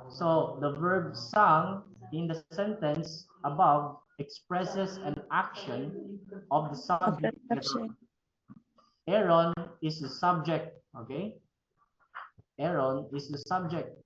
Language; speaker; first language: English; non-native, fluent; Filipino